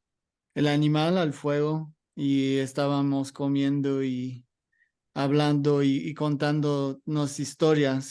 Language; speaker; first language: Spanish; non-native, learner; English